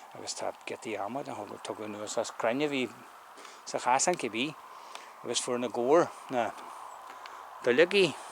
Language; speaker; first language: Irish; native; Irish